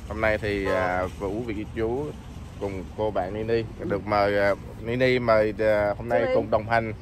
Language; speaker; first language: Vietnamese; native; Vietnamese